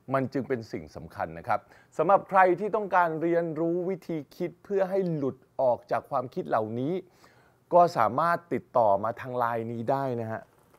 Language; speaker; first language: Thai; native; Thai